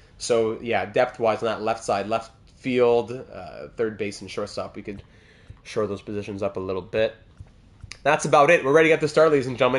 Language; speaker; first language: English; native; English